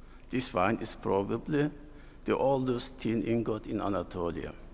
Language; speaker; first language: English; non-native, fluent; Turkish